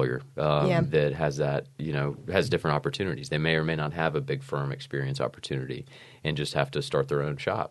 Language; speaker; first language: English; native; English